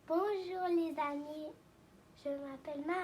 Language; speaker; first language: French; non-native, learner; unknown